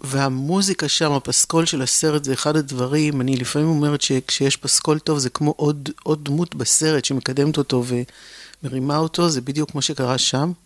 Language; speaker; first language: Hebrew; native; Hebrew